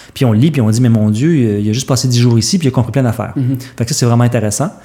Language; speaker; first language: French; native; French